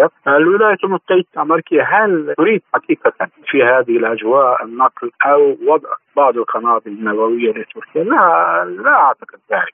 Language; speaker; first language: Arabic; non-native, fluent; Turkish